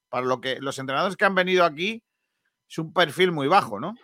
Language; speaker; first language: Spanish; native; Spanish